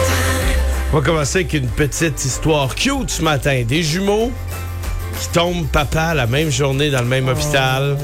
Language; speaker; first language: French; native; French